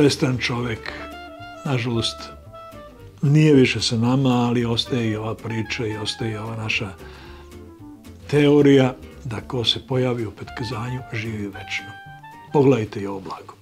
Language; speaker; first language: Bosnian; native; Bosnian